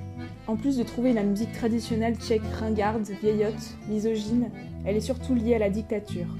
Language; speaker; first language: French; native; French